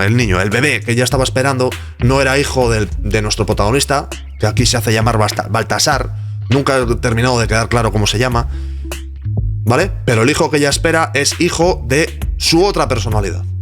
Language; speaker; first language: Spanish; native; Spanish